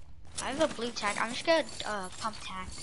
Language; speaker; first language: English; native; English